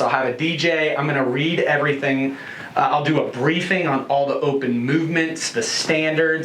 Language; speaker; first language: English; native; English